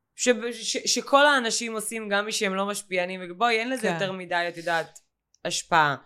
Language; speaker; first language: Hebrew; native; Hebrew